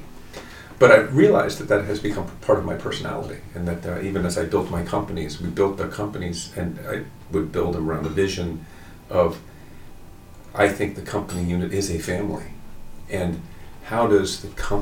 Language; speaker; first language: English; native; English